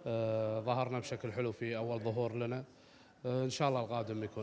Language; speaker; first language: Arabic; native; Arabic